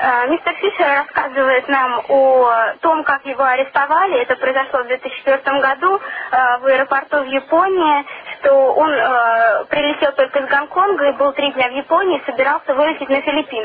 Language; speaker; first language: Russian; native; Russian